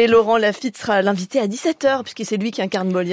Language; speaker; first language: French; native; French